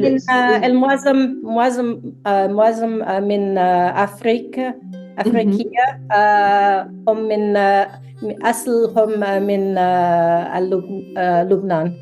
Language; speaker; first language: Arabic; non-native, learner; English